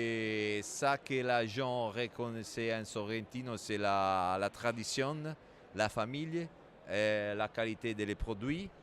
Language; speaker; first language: French; non-native, fluent; Italian